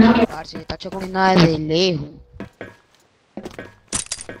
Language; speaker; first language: Spanish; native; Spanish